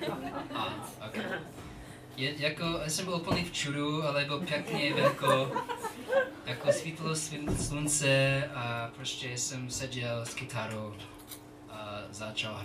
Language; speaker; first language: Czech; non-native, learner; English